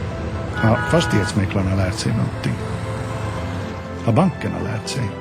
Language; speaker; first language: Swedish; native; Swedish